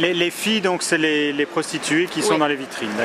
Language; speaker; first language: French; native; French